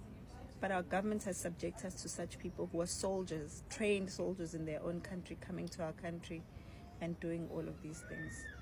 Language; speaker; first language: English; non-native, local second language; Zulu